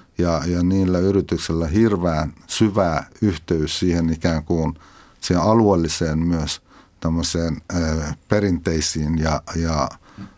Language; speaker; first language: Finnish; non-native, fluent; Persian